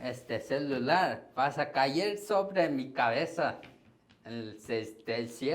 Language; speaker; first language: Spanish; non-native, learner; Korean